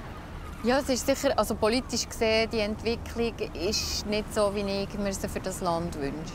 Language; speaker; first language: German; native; German